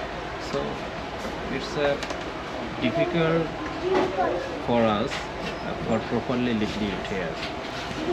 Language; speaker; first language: English; non-native, learner; Bangla